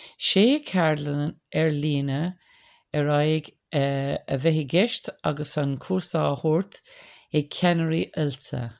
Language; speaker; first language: Irish; non-native, local second language; English